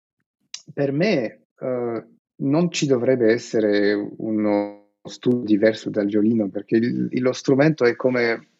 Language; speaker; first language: Italian; non-native, fluent; Russian